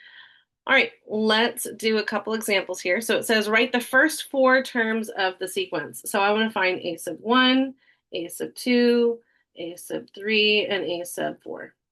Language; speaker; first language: English; native; English